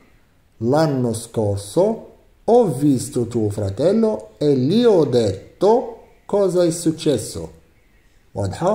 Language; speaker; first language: Italian; non-native, fluent; Arabic